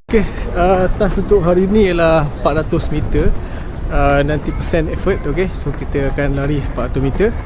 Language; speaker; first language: Malay; native; Malay